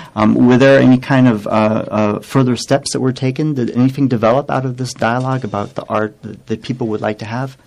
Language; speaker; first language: English; native; English